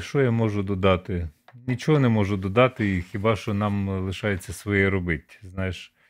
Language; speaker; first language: Ukrainian; native; Ukrainian